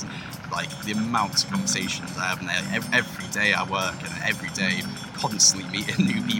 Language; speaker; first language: English; native; English